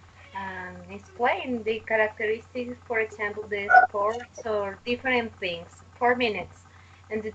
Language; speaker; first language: English; non-native, learner; Spanish